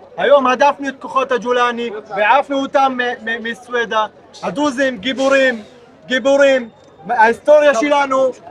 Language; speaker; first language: Hebrew; non-native, local second language; Arabic